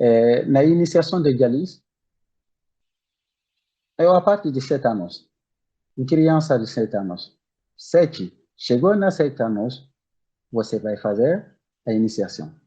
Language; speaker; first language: Portuguese; non-native, learner; Bambara